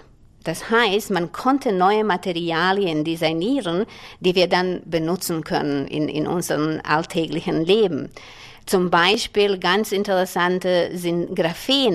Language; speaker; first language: German; non-native, fluent; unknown